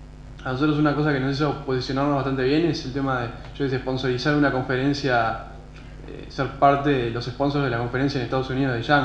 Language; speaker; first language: Spanish; native; Spanish